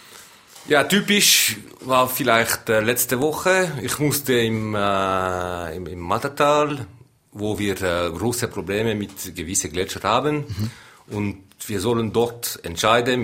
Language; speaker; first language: German; non-native, local second language; French